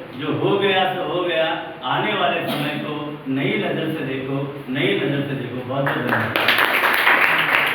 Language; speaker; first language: Hindi; non-native, local second language; Marathi